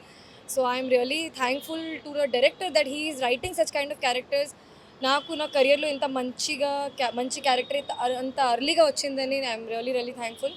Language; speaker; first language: Telugu; non-native, fluent; Hindi